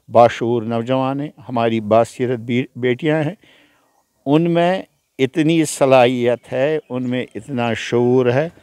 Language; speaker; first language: Hindi; non-native, local second language; Kashmiri